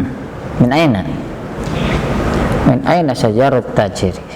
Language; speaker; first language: Arabic; non-native, fluent; Indonesian